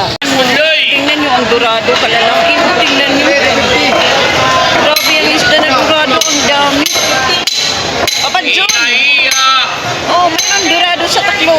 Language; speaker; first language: Filipino; non-native, local second language; Waray